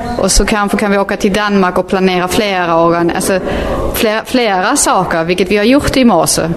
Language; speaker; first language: Swedish; native; Swedish